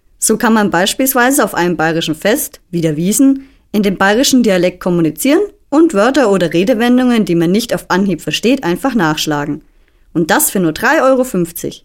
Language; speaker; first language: German; native; German